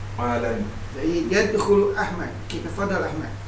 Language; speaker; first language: Arabic; non-native, fluent; Malay